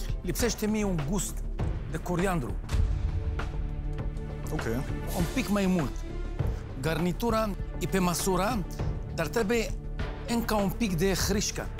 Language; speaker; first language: Romanian; non-native, learner; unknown